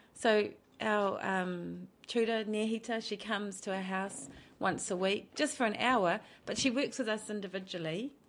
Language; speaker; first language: English; native; English